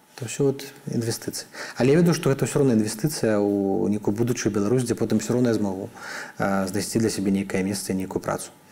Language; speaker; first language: Belarusian; native; Belarusian